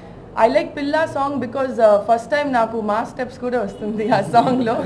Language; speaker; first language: Telugu; non-native, local second language; Tamil